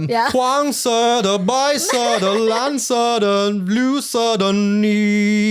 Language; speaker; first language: Chinese; non-native, learner; English